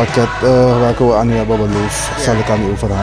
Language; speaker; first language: Dutch; native; Dutch